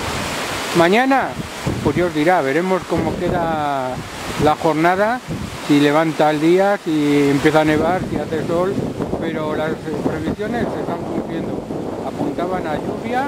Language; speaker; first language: Spanish; native; Spanish